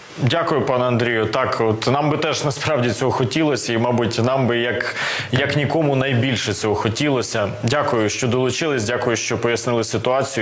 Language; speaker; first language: Ukrainian; native; Ukrainian